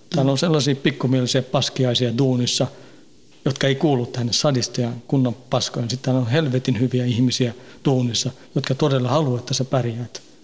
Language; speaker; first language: Finnish; early bilingual, heritage; Finnish